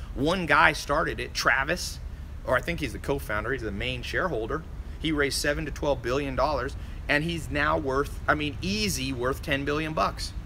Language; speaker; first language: English; native; English